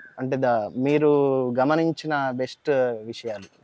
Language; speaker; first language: Telugu; native; Telugu